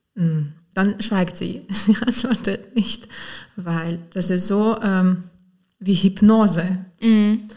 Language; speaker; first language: German; non-native, fluent; Ukrainian